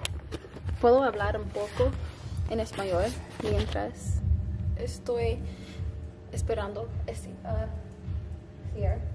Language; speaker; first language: Spanish; non-native, learner; English